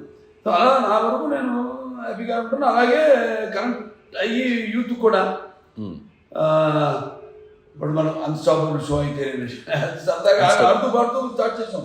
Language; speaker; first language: Telugu; native; Telugu